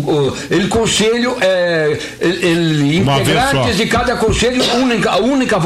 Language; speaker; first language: Italian; non-native, learner; Portuguese